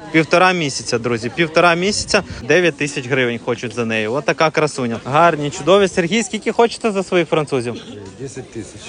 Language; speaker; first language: Ukrainian; non-native, local second language; Russian